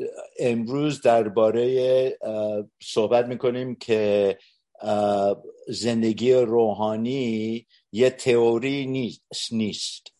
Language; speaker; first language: Persian; early bilingual, heritage; Persian